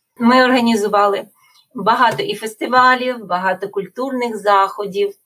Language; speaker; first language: Ukrainian; native; Ukrainian